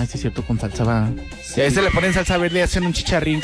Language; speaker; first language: Spanish; native; Spanish